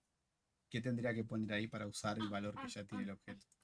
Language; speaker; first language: Spanish; native; Spanish